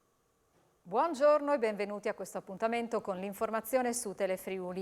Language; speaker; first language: Italian; native; Italian